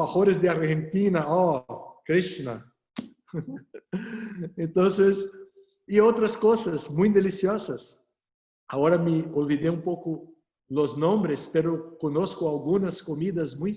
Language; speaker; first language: Spanish; non-native, fluent; Portuguese